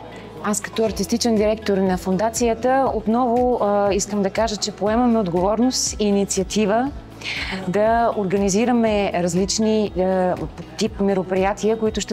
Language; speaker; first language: Bulgarian; native; Bulgarian